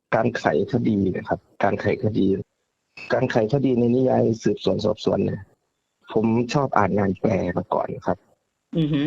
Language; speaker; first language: Thai; native; Thai